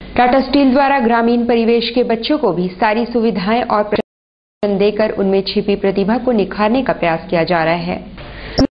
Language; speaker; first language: Hindi; native; Hindi